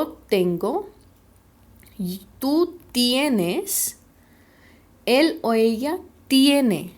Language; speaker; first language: Spanish; non-native, fluent; Hindi